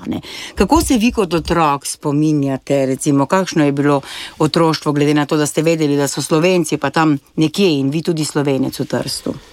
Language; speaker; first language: Slovenian; native; Slovenian